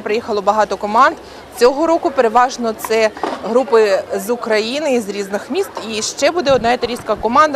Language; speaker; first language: Ukrainian; native; Ukrainian